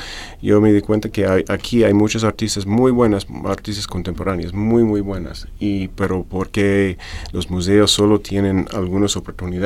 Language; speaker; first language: Spanish; non-native, fluent; English